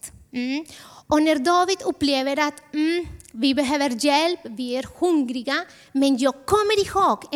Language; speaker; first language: Swedish; non-native, fluent; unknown